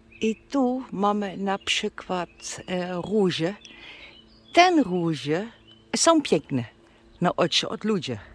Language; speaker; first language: Polish; non-native, learner; Dutch